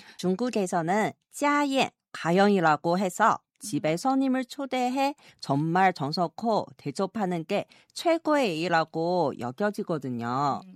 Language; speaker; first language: Korean; non-native, fluent; Chinese